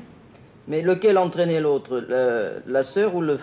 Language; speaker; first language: French; native; French